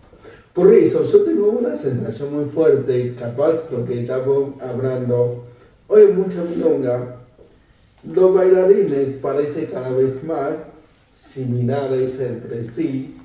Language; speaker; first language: Spanish; non-native, fluent; Chinese